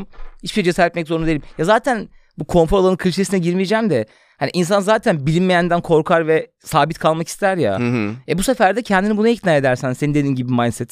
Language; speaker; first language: Turkish; native; Turkish